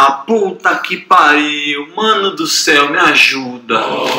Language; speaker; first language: Portuguese; native; Portuguese